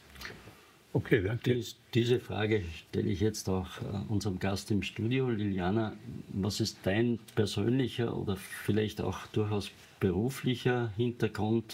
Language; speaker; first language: German; native; German